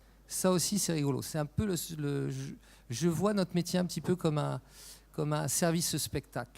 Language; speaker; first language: French; native; French